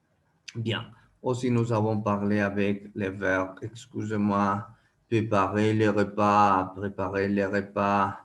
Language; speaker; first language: French; non-native, learner; Spanish